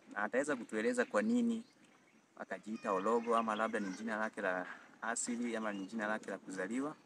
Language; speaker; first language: Swahili; non-native, local second language; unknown